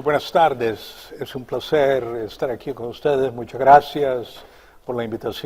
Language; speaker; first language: Spanish; native; Spanish